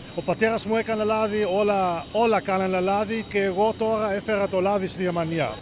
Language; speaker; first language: Greek; early bilingual, heritage; Greek